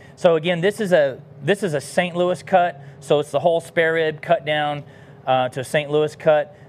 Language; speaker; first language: English; native; English